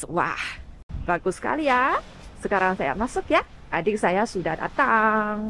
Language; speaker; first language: Indonesian; non-native, fluent; Chinese